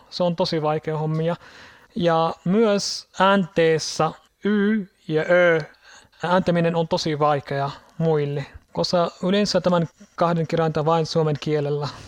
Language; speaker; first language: Finnish; non-native, learner; Arabic